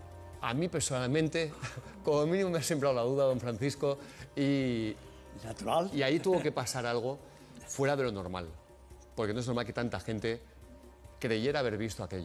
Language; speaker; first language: Spanish; native; Spanish